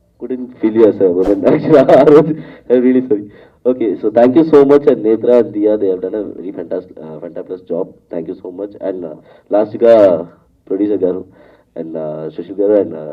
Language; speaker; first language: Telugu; non-native, learner; Tamil